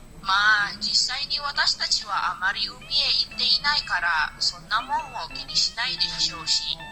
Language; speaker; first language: Japanese; non-native, learner; Indonesian